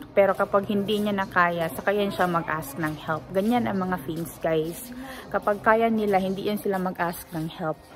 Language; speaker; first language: Filipino; non-native, local second language; Cebuano